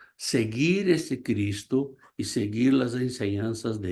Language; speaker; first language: Spanish; non-native, fluent; Portuguese